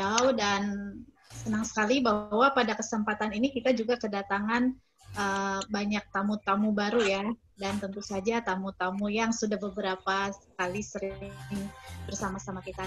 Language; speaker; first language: Indonesian; native; Indonesian